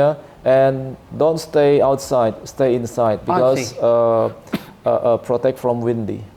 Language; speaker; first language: English; non-native, learner; Indonesian